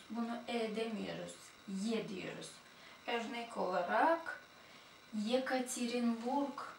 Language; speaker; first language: Turkish; non-native, fluent; Russian